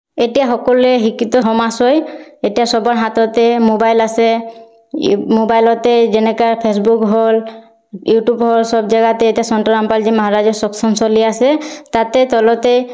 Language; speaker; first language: Assamese; non-native, local second language; Bodo